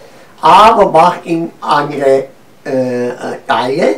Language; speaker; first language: German; non-native, learner; Romanian